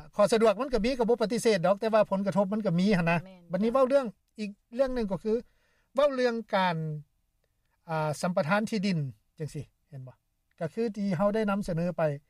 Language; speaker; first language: Lao; native; Lao